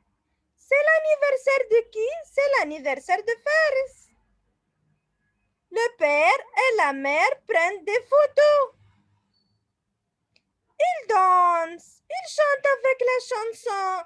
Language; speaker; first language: French; non-native, fluent; Arabic